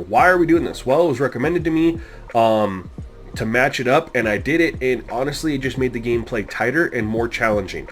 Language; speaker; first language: English; native; English